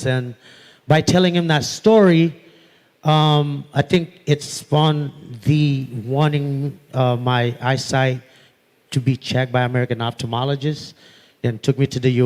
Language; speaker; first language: English; non-native, local second language; Pampanga